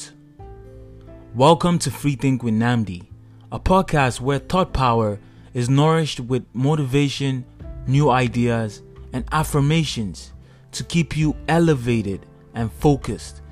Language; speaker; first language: English; non-native, local second language; Igbo